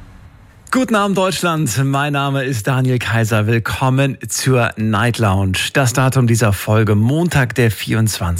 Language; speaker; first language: German; native; German